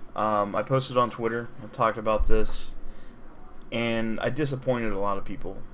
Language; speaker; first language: English; native; English